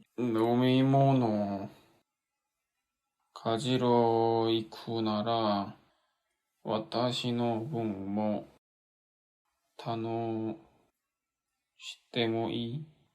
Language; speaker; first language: Japanese; non-native, learner; Korean